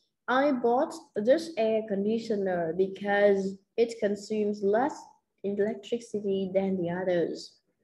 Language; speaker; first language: English; non-native, fluent; Vietnamese